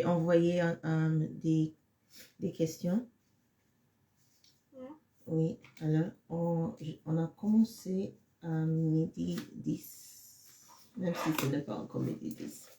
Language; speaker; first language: French; non-native, fluent; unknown